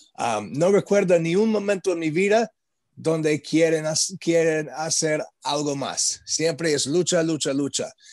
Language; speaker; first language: Spanish; non-native, learner; English